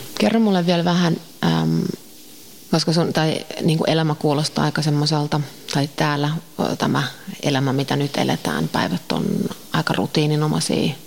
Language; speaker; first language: Finnish; native; Finnish